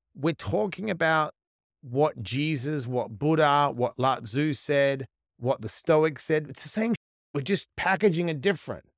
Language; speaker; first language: English; native; English